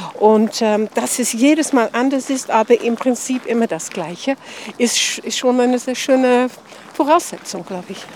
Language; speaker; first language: German; non-native, fluent; English